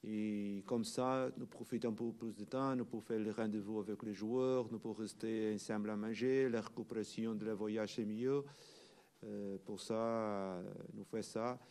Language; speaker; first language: French; non-native, learner; Portuguese